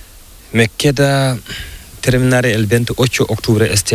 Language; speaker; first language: Spanish; non-native, learner; Fula